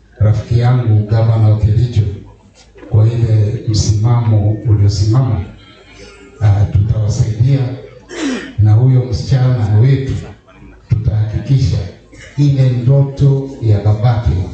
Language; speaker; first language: Swahili; native; Swahili